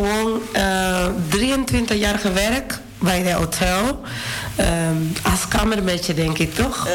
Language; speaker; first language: Dutch; non-native, fluent; Spanish